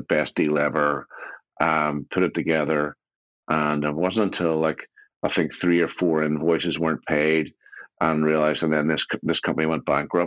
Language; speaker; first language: English; native; English